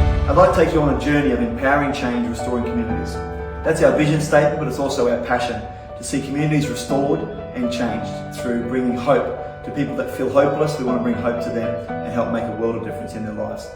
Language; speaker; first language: English; native; English